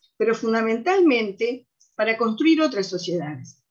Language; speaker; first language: Spanish; native; Spanish